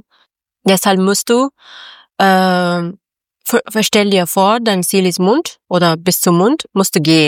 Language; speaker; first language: German; non-native, learner; Persian